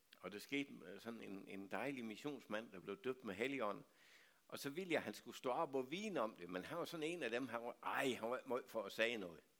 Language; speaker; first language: Danish; native; Danish